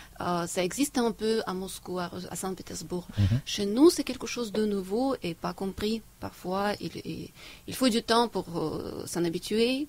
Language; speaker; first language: French; non-native, fluent; Russian